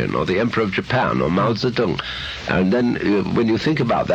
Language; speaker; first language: English; native; English